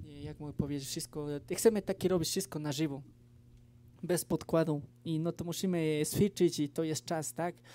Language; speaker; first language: Polish; non-native, fluent; Spanish